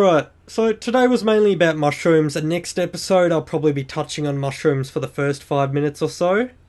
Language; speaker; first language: English; native; English